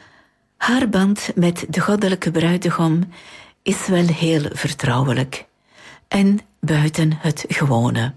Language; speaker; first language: Dutch; native; Dutch